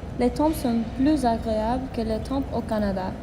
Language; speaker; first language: French; non-native, learner; English